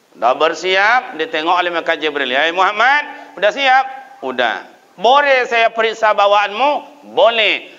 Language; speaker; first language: Malay; non-native, local second language; Minangkabau